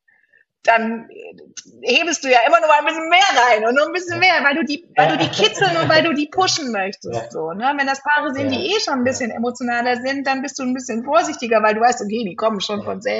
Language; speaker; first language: German; native; German